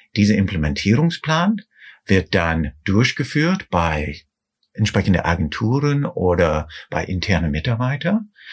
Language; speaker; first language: German; non-native, fluent; English